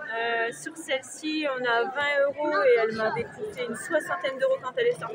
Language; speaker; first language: French; native; French